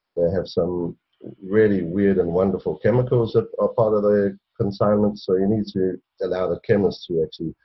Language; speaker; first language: English; native; English